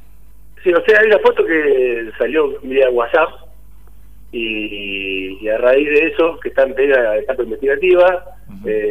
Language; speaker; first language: Spanish; native; Spanish